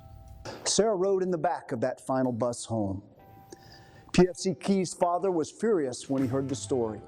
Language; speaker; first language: English; native; English